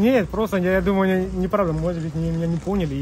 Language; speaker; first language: Russian; non-native, fluent; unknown